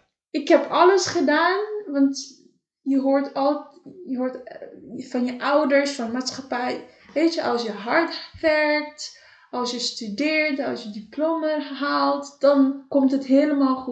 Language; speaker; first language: Dutch; non-native, fluent; Kabuverdianu